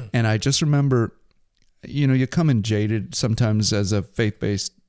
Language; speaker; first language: English; native; English